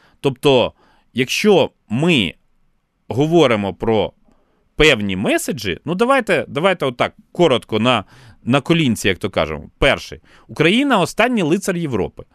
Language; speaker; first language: Ukrainian; non-native, local second language; Russian